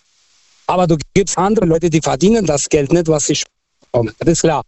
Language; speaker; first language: German; early bilingual, other home language; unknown